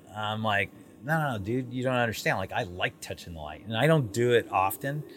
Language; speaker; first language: English; native; English